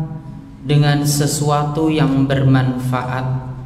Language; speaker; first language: Indonesian; non-native, local second language; Javanese